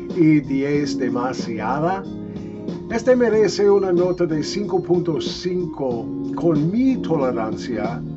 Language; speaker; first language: Spanish; non-native, fluent; English